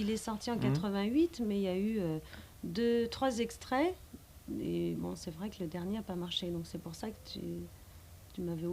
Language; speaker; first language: French; native; French